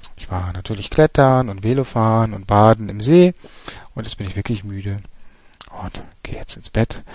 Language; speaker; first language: German; native; German